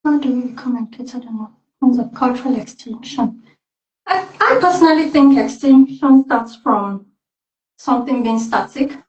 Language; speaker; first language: English; non-native, local second language; Yoruba